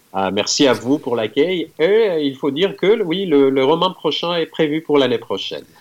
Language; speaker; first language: French; non-native, fluent; Greek